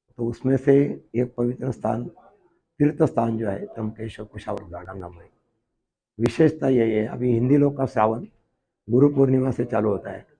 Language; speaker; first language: Hindi; non-native, local second language; Marathi